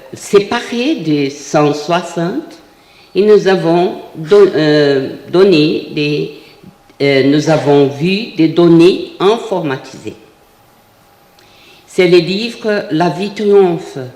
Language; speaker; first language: French; non-native, fluent; Portuguese